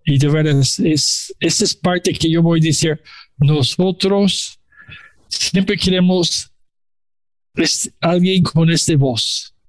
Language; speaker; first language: Spanish; non-native, learner; English